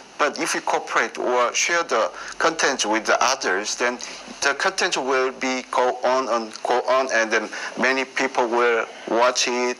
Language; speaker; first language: English; non-native, learner; Korean